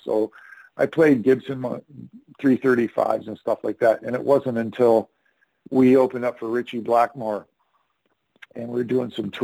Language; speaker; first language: English; native; English